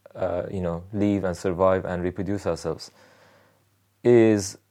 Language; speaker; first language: English; non-native, fluent; Persian